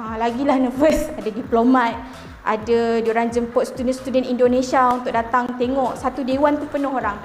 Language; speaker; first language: Malay; native; Malay